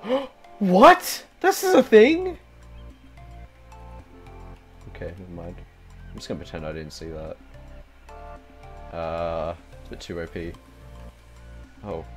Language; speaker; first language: English; native; English